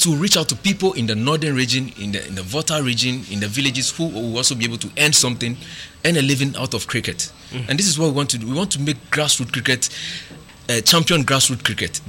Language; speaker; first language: English; non-native, local second language; Akan